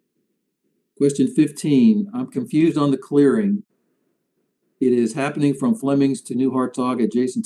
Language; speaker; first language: English; native; English